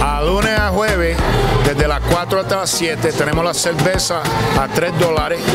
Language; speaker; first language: Spanish; early bilingual, heritage; Spanish